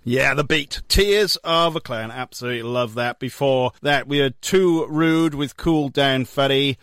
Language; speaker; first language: English; native; English